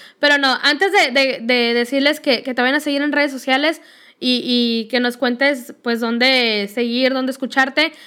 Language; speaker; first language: Spanish; native; Spanish